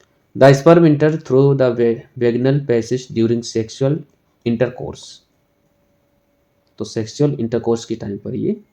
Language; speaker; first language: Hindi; native; Hindi